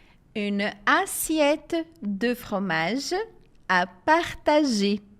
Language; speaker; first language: French; non-native, fluent; Portuguese